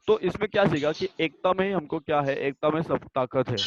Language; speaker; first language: Hindi; non-native, local second language; Marathi